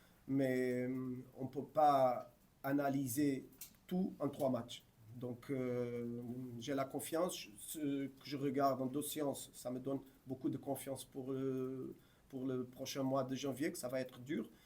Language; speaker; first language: French; non-native, fluent; Portuguese